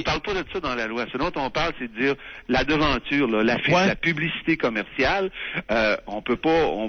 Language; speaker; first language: French; native; French